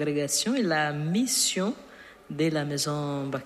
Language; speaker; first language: French; non-native, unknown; Portuguese